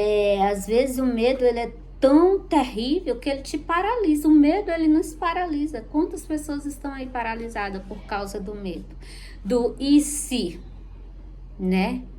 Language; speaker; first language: Portuguese; native; Portuguese